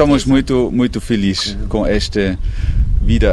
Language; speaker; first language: Portuguese; non-native, learner; German